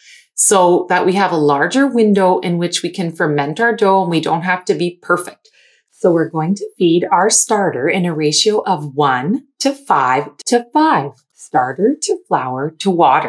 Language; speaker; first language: English; native; English